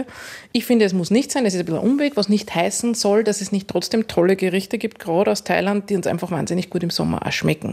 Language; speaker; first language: German; native; German